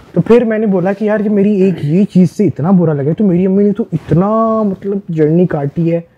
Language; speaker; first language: Urdu; early bilingual, heritage; Urdu